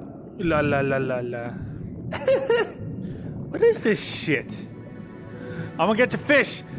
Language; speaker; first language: English; native; English